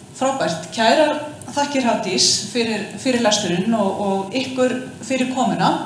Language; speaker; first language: Icelandic; native; Icelandic